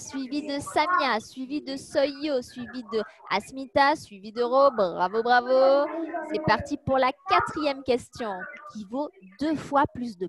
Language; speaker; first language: French; native; French